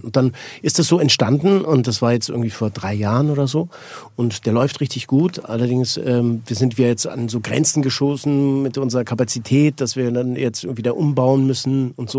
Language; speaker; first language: German; native; German